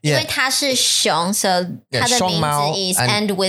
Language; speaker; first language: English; non-native, fluent; Chinese